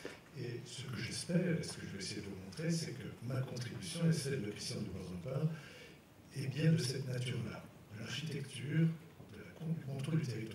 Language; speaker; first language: French; native; French